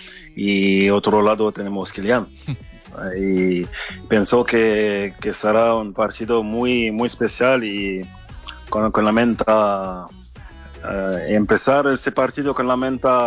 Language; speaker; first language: Spanish; non-native, fluent; French